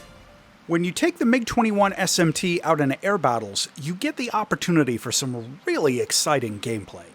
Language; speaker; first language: English; native; English